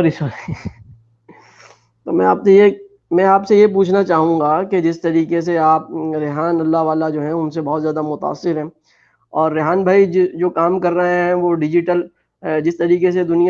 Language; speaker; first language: Hindi; non-native, fluent; Urdu